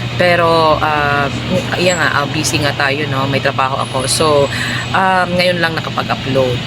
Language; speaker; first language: Filipino; non-native, local second language; Cebuano